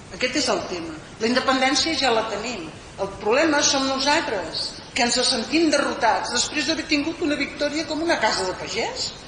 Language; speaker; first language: Catalan; non-native, local second language; Spanish